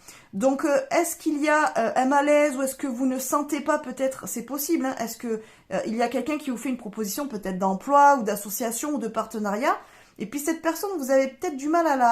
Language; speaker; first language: French; native; French